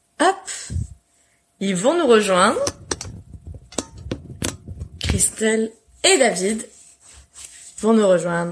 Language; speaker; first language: French; native; French